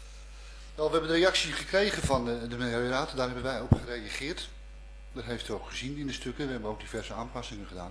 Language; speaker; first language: Dutch; native; Dutch